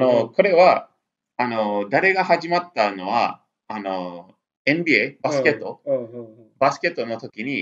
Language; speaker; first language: Japanese; non-native, learner; English